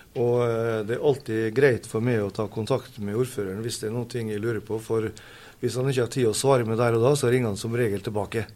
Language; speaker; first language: Norwegian; native; Norwegian